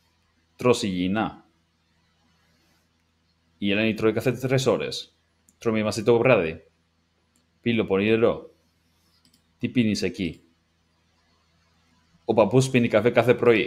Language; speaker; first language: Greek; non-native, learner; English